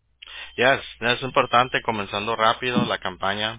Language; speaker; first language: Spanish; early bilingual, heritage; Spanish